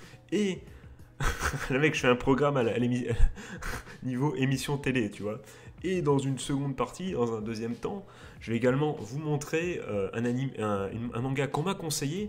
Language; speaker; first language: French; native; French